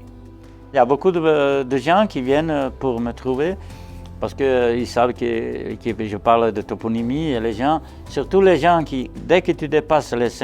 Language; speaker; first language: French; non-native, local second language; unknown